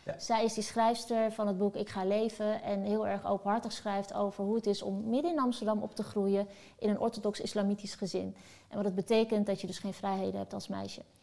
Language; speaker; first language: Dutch; early bilingual, other home language; Turkish